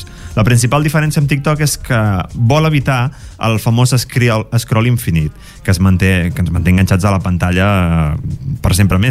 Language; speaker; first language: Catalan; native; Catalan